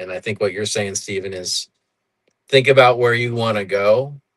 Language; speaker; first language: English; native; English